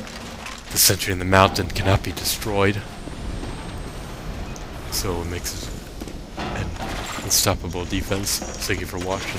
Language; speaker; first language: English; native; English